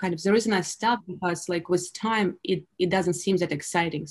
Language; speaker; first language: English; non-native, fluent; Russian